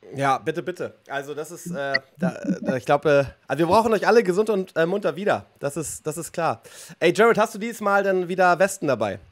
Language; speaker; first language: German; native; German